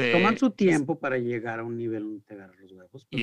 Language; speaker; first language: Spanish; early bilingual, heritage; Spanish